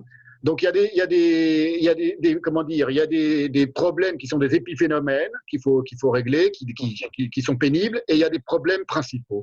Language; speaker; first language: French; native; French